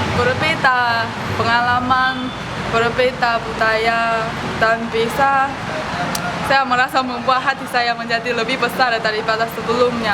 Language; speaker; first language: Indonesian; non-native, learner; Chinese